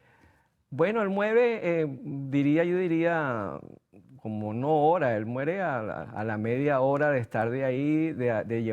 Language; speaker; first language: Spanish; native; Spanish